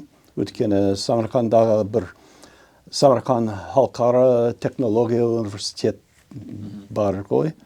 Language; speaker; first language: Kazakh; non-native, learner; English